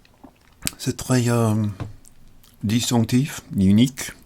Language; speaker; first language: French; non-native, learner; English